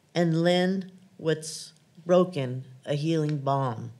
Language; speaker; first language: English; native; English